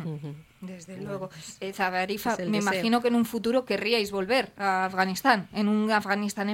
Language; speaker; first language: Spanish; native; Spanish